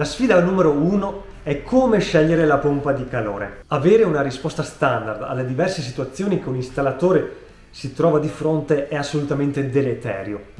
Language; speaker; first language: Italian; native; Italian